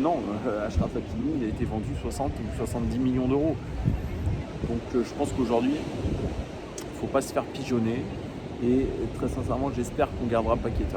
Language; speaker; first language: French; native; French